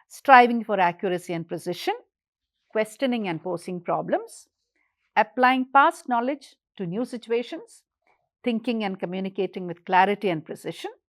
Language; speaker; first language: English; non-native, local second language; Malayalam